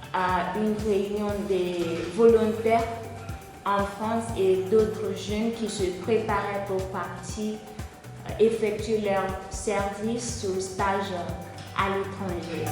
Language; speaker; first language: French; non-native, fluent; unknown